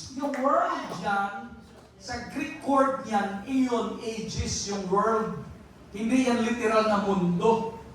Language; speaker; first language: Filipino; non-native, local second language; Cebuano